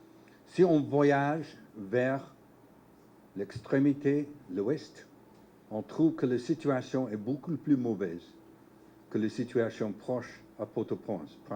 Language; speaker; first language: French; non-native, learner; English